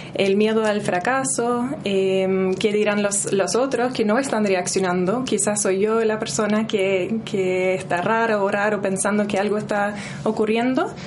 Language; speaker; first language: Spanish; non-native, fluent; English